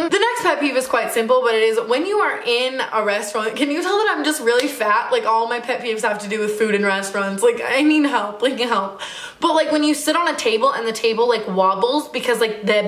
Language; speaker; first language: English; native; English